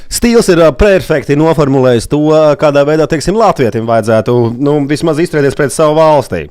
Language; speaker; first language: Latvian; native; Latvian